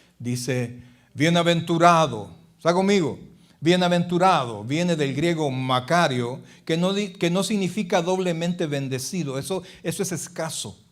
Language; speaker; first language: Spanish; native; Spanish